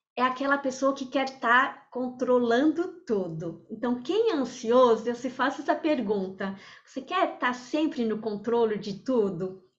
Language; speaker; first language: Portuguese; early bilingual, other home language; French